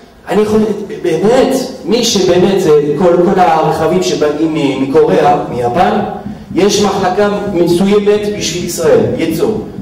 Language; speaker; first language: Hebrew; non-native, fluent; French